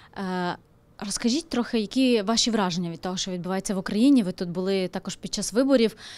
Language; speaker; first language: Ukrainian; native; Ukrainian